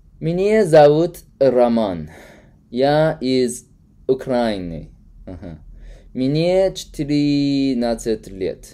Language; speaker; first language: Russian; non-native, learner; Chinese